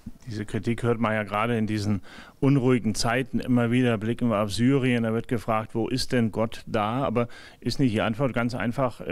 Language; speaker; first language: German; native; German